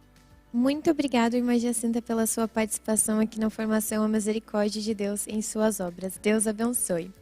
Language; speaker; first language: Portuguese; native; Portuguese